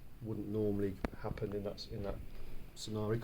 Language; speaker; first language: English; native; English